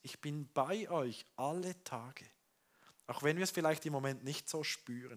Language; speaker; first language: German; native; German